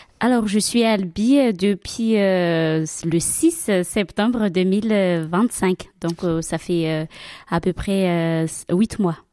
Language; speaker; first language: French; non-native, local second language; Malagasy